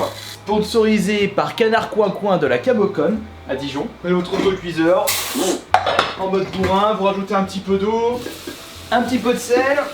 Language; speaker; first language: French; native; French